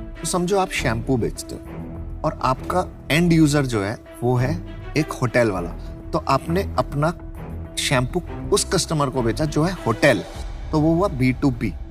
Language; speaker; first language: Hindi; native; Hindi